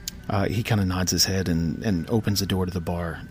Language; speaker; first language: English; native; English